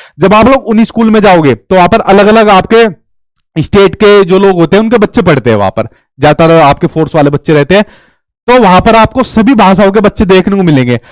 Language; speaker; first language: Hindi; native; Hindi